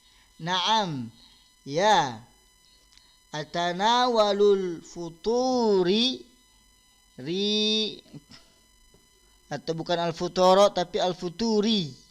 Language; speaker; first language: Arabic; non-native, fluent; Indonesian